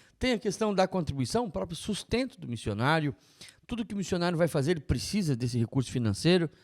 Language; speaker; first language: Portuguese; native; Portuguese